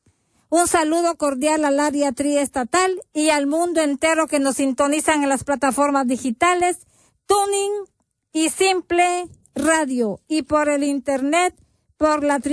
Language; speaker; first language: Spanish; native; Spanish